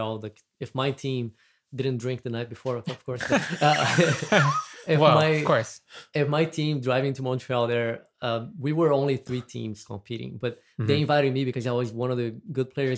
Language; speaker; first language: English; non-native, fluent; Portuguese